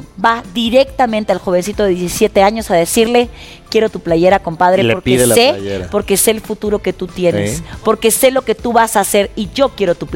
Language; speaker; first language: Spanish; native; Spanish